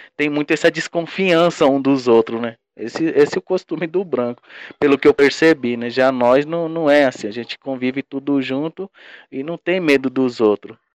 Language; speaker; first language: Portuguese; non-native, local second language; Guarani